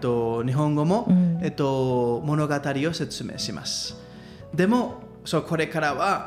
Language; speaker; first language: Japanese; non-native, learner; Catalan